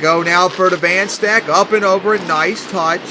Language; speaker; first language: English; native; English